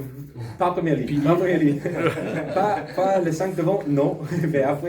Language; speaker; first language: French; non-native, learner; English